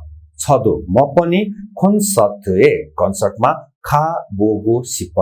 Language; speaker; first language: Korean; non-native, fluent; Nepali